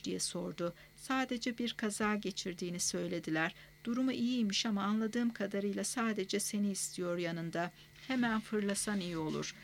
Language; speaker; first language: Turkish; native; Turkish